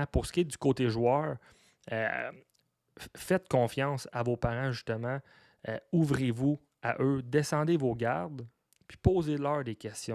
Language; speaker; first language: French; native; French